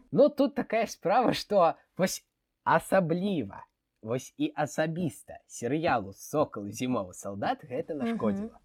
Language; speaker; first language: Belarusian; non-native, local second language; Russian